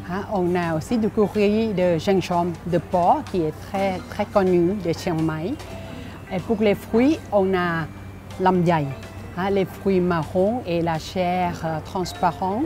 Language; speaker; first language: French; non-native, learner; Thai